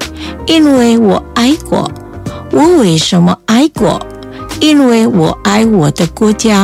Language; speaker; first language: Chinese; early bilingual, heritage; Chinese